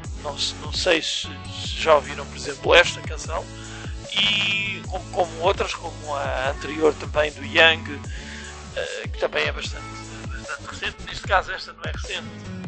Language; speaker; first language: Portuguese; native; Portuguese